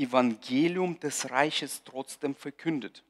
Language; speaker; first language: German; non-native, fluent; Russian